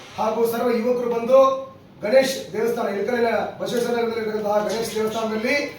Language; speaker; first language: Kannada; non-native, local second language; Lambadi